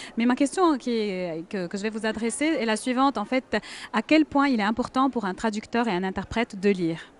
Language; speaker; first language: French; non-native, local second language; Arabic